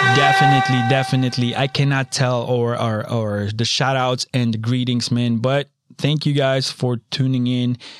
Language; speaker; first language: English; non-native, local second language; Filipino